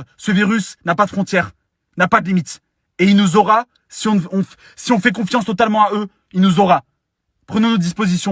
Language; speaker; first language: French; native; French